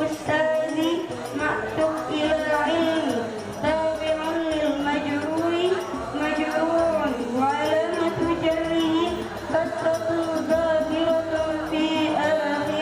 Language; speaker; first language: Arabic; non-native, learner; Indonesian